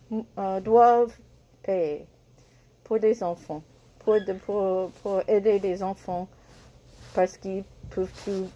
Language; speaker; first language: French; non-native, learner; English